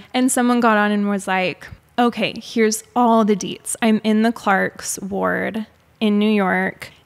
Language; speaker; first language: English; native; English